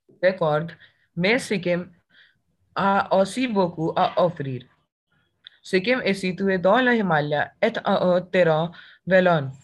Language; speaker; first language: French; non-native, learner; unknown